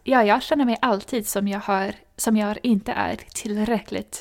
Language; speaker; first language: Swedish; non-native, fluent; English